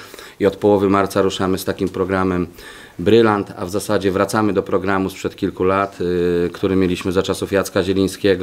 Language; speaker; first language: Polish; native; Polish